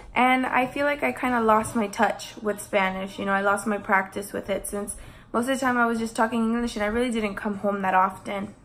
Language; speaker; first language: English; early bilingual, other home language; Spanish